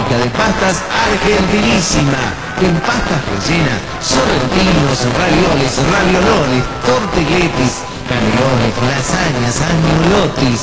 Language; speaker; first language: Spanish; native; Spanish